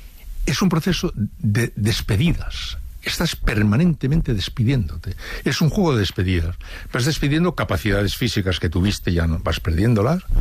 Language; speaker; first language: Spanish; native; Spanish